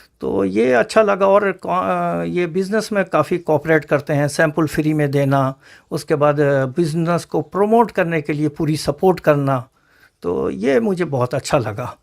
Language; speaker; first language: Urdu; native; Urdu